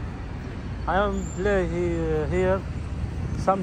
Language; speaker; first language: English; non-native, learner; Arabic